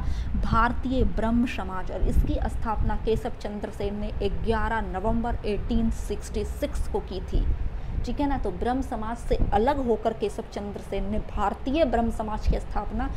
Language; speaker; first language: Hindi; native; Hindi